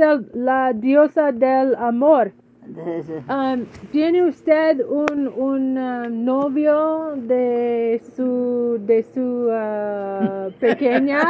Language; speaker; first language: Spanish; non-native, learner; English